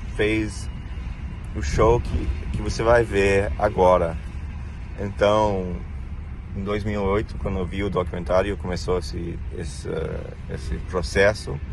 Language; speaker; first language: Portuguese; non-native, fluent; Spanish